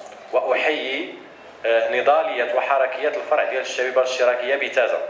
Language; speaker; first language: Arabic; native; Arabic